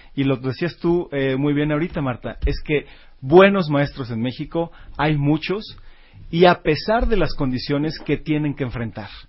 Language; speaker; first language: Spanish; native; Spanish